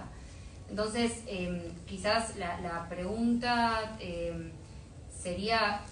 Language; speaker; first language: Spanish; native; Spanish